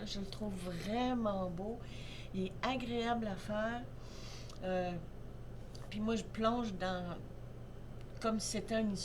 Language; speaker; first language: French; native; French